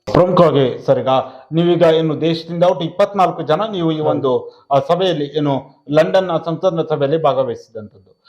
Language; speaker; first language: Kannada; native; Kannada